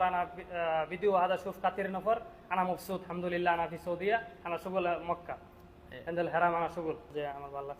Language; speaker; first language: Arabic; non-native, learner; Bangla